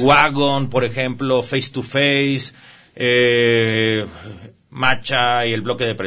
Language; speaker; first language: Spanish; native; Spanish